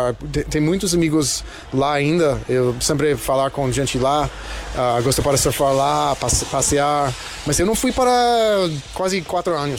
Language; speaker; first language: Portuguese; non-native, learner; English